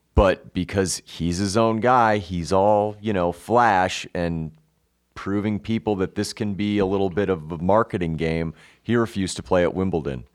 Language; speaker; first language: English; native; English